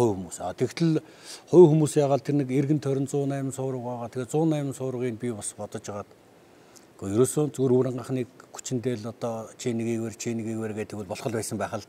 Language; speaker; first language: Mongolian; native; Mongolian